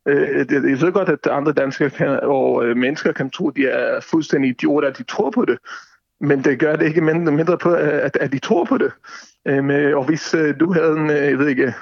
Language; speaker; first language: Danish; non-native, fluent; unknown